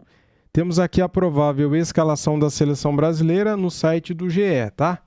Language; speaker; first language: Portuguese; native; Portuguese